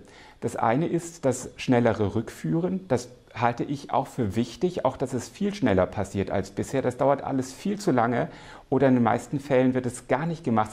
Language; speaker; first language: German; native; German